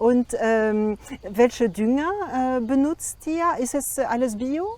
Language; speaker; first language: German; non-native, fluent; French